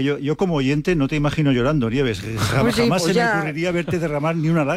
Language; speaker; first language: Spanish; native; Spanish